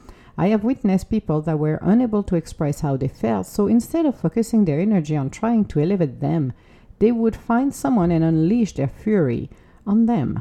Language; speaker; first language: English; non-native, fluent; French